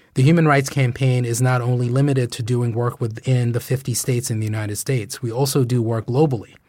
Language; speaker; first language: English; native; English